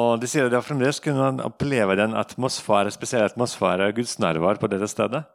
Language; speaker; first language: Norwegian; non-native, fluent; Russian